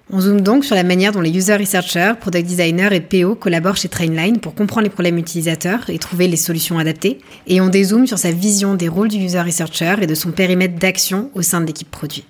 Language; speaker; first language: French; native; French